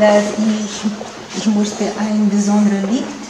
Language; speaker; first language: German; non-native, learner; Portuguese